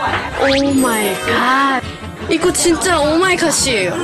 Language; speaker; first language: Korean; non-native, fluent; Thai